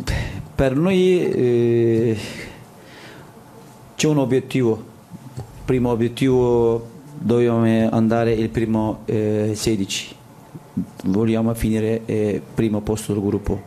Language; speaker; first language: Italian; non-native, learner; Turkish